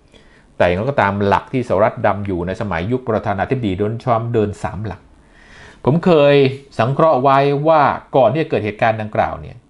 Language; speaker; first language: Thai; native; Thai